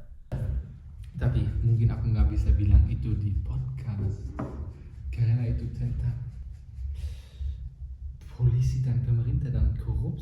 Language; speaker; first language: Indonesian; non-native, fluent; German